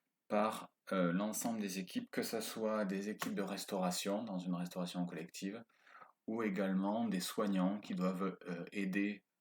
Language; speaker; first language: French; native; French